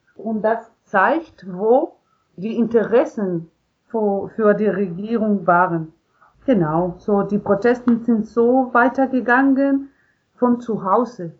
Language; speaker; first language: German; non-native, learner; Spanish